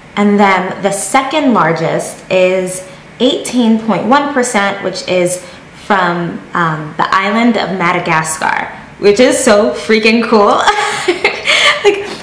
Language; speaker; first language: English; native; English